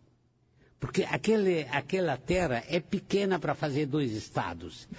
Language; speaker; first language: Portuguese; non-native, fluent; Arabic